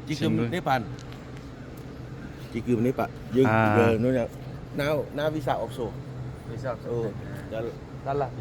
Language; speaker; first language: Korean; non-native, learner; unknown